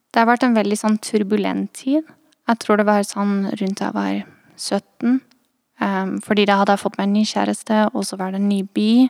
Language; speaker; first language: Norwegian; non-native, fluent; Dutch